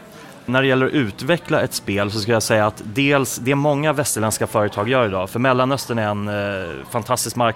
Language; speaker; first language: Swedish; native; Swedish